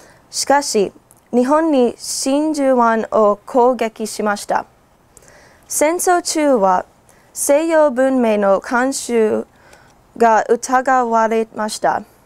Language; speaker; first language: Japanese; non-native, fluent; English